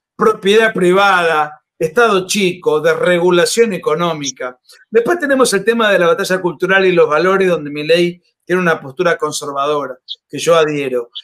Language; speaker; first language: Spanish; native; Spanish